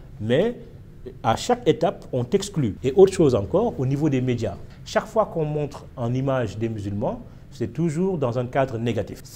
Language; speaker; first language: French; non-native, local second language; Wolof